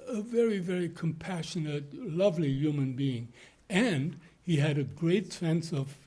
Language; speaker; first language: English; non-native, fluent; German